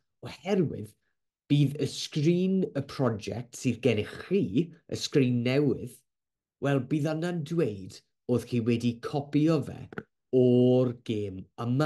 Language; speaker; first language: Welsh; non-native, local second language; English